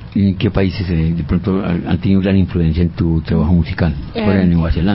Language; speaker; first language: Spanish; native; Spanish